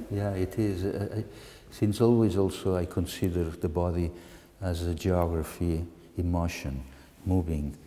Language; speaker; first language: English; non-native, fluent; Catalan